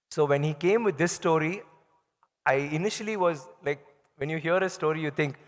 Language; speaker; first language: English; non-native, local second language; Tamil